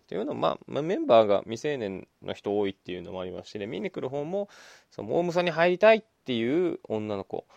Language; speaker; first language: Japanese; native; Japanese